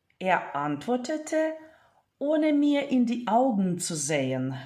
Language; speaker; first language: German; non-native, fluent; Ukrainian